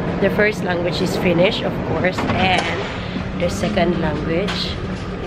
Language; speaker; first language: English; non-native, local second language; Filipino